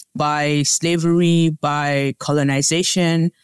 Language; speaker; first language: English; non-native, local second language; Tsonga